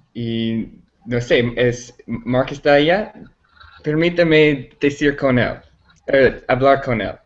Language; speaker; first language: Spanish; non-native, learner; English